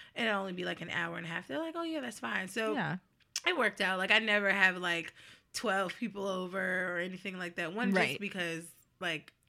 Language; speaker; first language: English; native; English